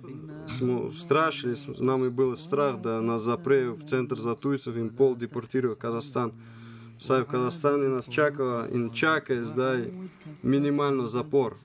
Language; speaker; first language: Slovenian; non-native, learner; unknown